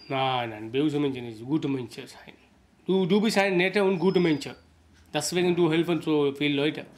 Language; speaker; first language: German; non-native, learner; Sinhala